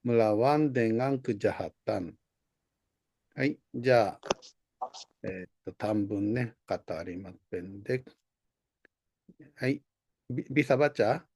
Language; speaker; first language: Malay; non-native, fluent; Japanese